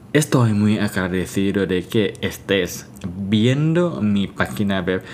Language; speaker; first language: Spanish; non-native, learner; Thai